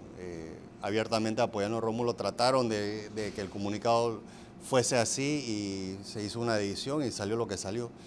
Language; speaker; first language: Spanish; native; Spanish